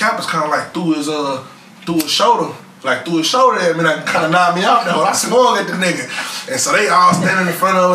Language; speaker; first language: English; native; English